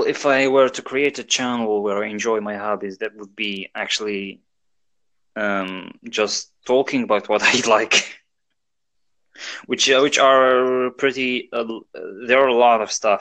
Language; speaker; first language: English; non-native, fluent; Arabic